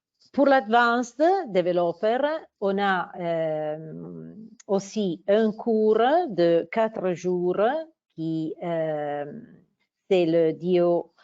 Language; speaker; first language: French; non-native, fluent; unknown